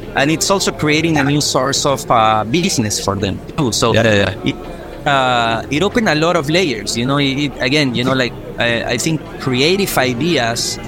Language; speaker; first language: English; non-native, fluent; Spanish